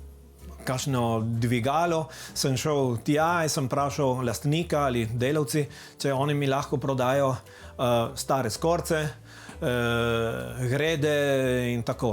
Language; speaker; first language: Slovenian; early bilingual, heritage; Italian